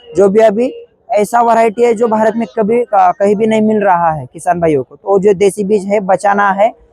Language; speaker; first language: Hindi; non-native, local second language; Marathi